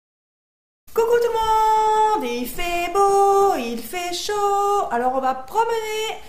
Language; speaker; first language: French; native; French